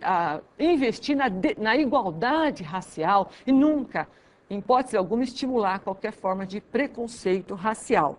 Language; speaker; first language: Portuguese; native; Portuguese